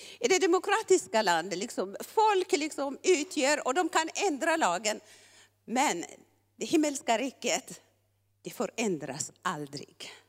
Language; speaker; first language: Swedish; non-native, fluent; Tigrinya